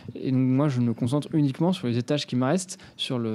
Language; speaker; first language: French; native; French